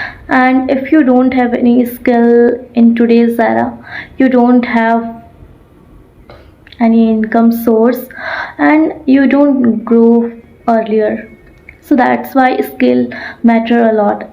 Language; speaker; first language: English; non-native, learner; Odia